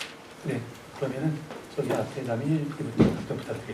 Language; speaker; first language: Korean; native; Korean